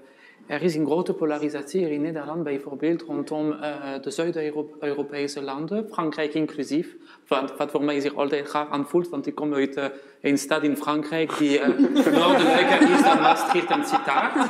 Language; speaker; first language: Dutch; non-native, fluent; French